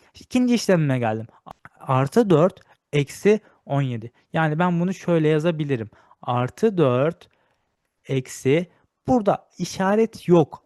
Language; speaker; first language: Turkish; native; Turkish